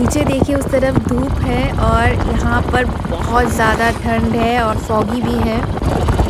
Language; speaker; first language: Hindi; non-native, local second language; Bangla